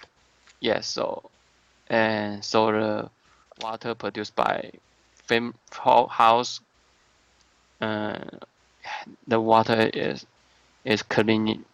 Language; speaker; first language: English; non-native, learner; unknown